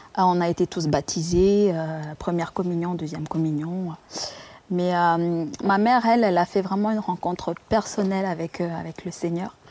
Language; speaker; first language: French; non-native, local second language; Kinyarwanda